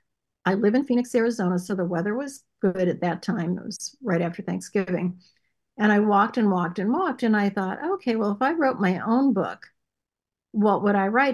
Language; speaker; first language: English; native; English